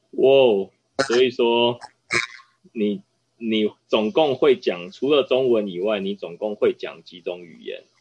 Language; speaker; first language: Chinese; native; Chinese